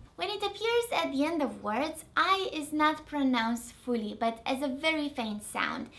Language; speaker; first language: English; non-native, fluent; Romanian